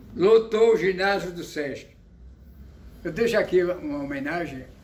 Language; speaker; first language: Portuguese; native; Portuguese